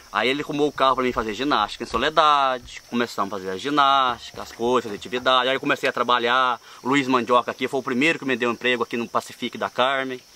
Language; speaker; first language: Portuguese; native; Portuguese